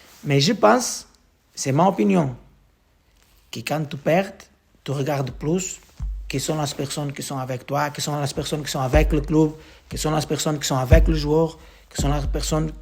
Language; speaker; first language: French; non-native, learner; Portuguese